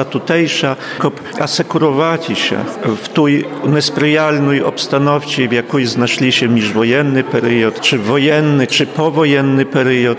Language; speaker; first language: Polish; non-native, local second language; Ukrainian